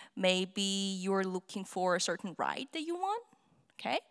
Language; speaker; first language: English; non-native, fluent; Korean